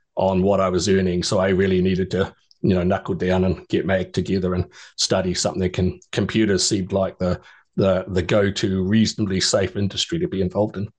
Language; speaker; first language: English; native; English